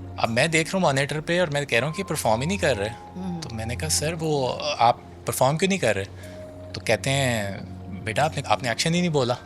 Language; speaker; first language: Urdu; native; Urdu